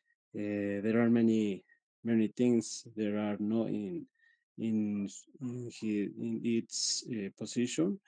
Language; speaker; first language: English; non-native, learner; Spanish